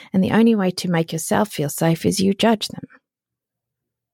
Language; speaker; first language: English; native; English